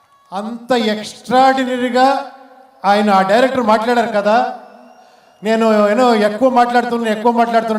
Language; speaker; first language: Telugu; non-native, local second language; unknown